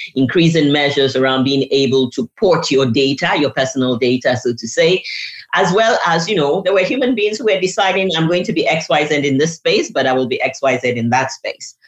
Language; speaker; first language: English; non-native, local second language; Yoruba